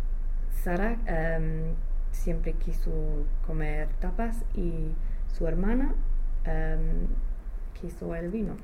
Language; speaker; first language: Spanish; non-native, fluent; English